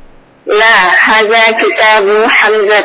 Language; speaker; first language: Arabic; non-native, learner; Indonesian